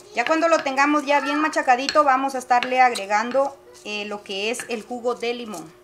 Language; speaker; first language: Spanish; native; Spanish